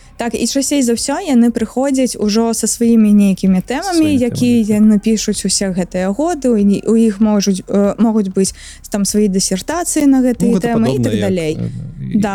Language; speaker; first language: Belarusian; non-native, local second language; Russian